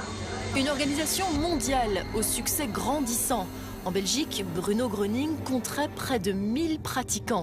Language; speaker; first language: French; native; French